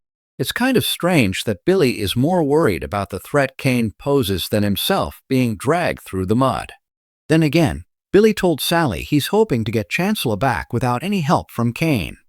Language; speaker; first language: English; native; English